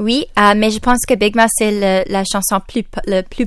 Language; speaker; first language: French; non-native, local second language; English